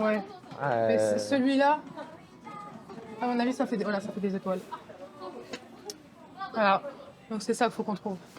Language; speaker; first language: French; native; French